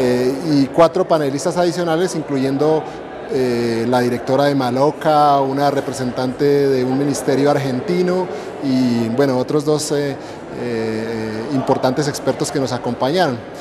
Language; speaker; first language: Spanish; native; Spanish